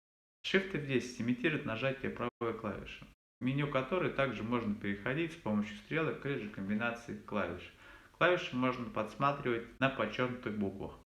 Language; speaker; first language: Russian; native; Russian